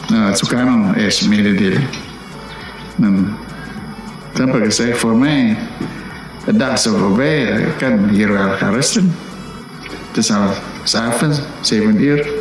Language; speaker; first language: Dutch; non-native, local second language; Minangkabau